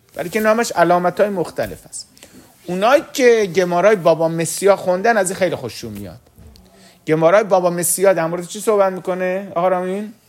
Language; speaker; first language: Persian; early bilingual, heritage; Persian